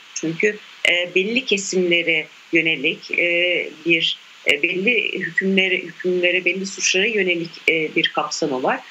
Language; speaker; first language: Turkish; native; Turkish